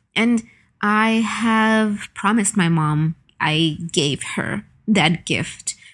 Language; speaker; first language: English; non-native, fluent; Ukrainian